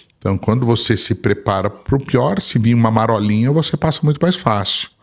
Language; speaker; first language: Portuguese; early bilingual, other home language; Arabic